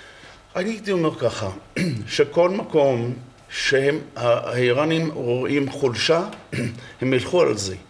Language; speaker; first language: Hebrew; non-native, fluent; English